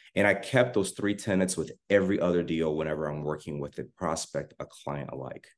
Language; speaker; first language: English; native; English